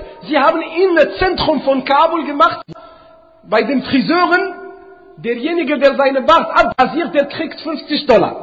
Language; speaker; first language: German; non-native, fluent; Arabic